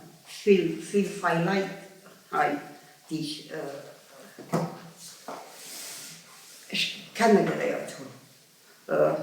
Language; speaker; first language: German; non-native, local second language; Luxembourgish